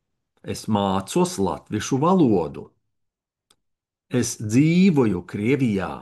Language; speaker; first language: Latvian; non-native, learner; Russian